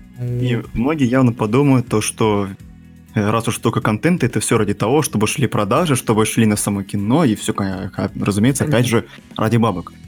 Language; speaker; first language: Russian; native; Russian